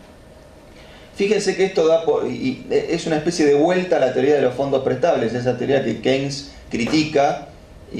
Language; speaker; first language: Spanish; native; Spanish